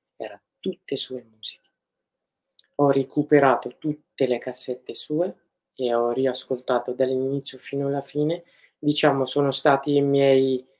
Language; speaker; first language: Italian; non-native, fluent; Kurdish